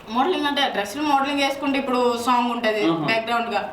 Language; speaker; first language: Telugu; non-native, local second language; Odia